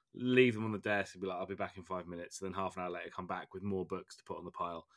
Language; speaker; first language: English; native; English